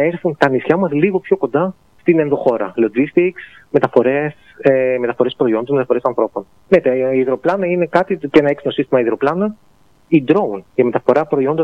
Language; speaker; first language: Greek; native; Greek